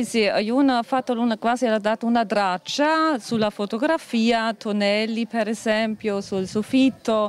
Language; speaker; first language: Italian; non-native, fluent; German